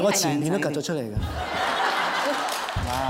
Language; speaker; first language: Cantonese; native; Cantonese